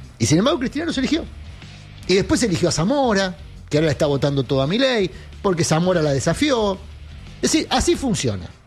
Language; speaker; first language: Spanish; native; Spanish